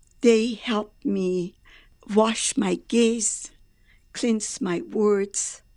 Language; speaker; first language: English; non-native, fluent; Persian